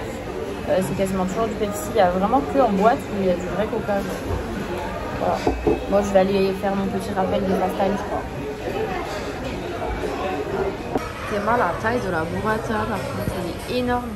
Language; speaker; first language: French; native; French